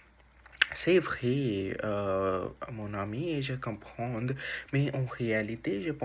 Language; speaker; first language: French; non-native, learner; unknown